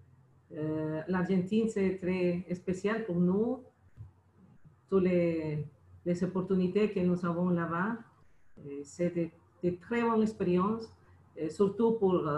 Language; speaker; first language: French; non-native, learner; Spanish